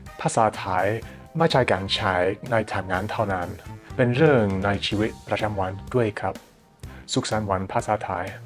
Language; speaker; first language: Thai; non-native, fluent; English